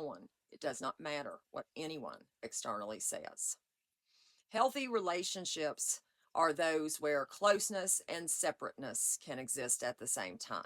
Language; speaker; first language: English; native; English